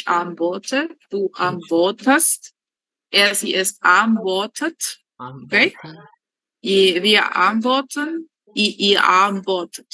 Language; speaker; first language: German; non-native, learner; Spanish